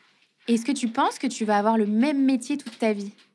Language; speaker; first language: French; native; French